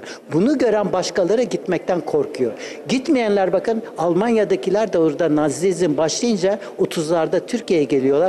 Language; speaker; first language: Turkish; early bilingual, other home language; Uzbek